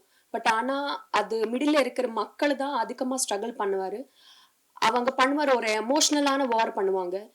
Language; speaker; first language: Tamil; non-native, learner; Telugu